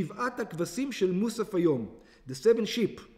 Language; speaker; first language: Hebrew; non-native, fluent; English